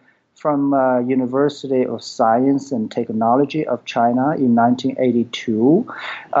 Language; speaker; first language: English; non-native, fluent; Chinese